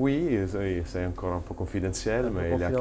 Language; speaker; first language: French; non-native, fluent; Italian